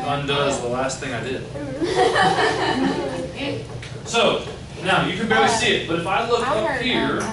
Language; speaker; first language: English; native; English